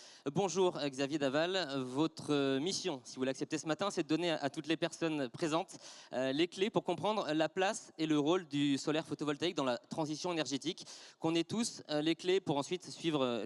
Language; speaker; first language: French; native; French